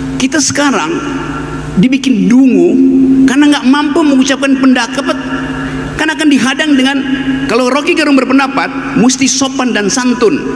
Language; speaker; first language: Indonesian; native; Indonesian